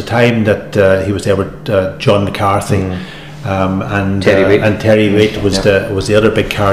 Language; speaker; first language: English; native; English